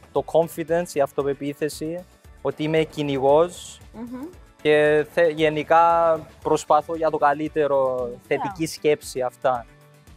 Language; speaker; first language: Greek; early bilingual, heritage; English